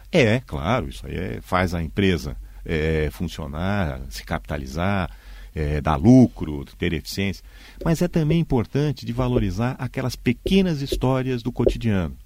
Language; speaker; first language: Portuguese; native; Portuguese